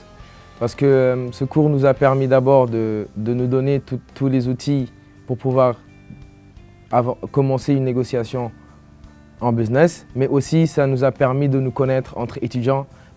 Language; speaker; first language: French; non-native, local second language; Wolof